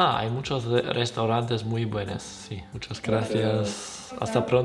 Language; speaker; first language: Spanish; non-native, learner; German